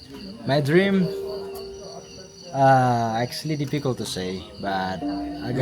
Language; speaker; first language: English; non-native, learner; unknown